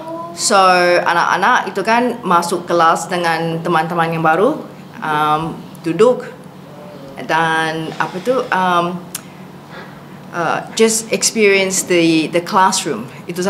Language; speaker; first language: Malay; non-native, fluent; English